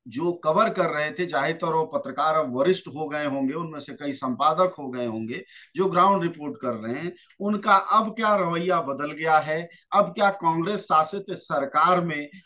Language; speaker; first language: Hindi; native; Hindi